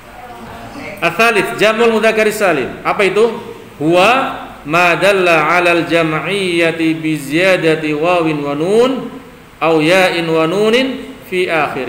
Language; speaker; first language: Arabic; non-native, fluent; Indonesian